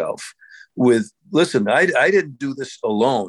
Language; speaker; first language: English; native; English